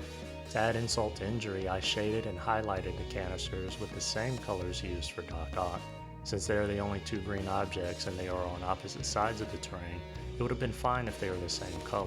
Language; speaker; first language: English; native; English